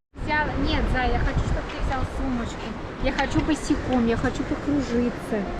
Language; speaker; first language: Russian; native; Russian